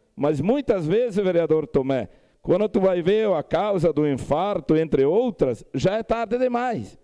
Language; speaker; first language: Portuguese; native; Portuguese